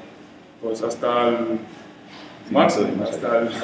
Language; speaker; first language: Spanish; non-native, fluent; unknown